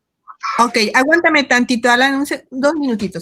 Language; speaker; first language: Spanish; native; Spanish